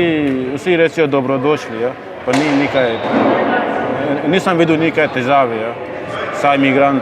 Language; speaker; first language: Slovenian; non-native, learner; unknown